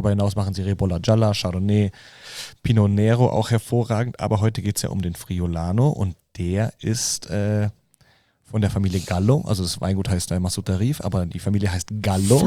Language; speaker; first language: German; native; German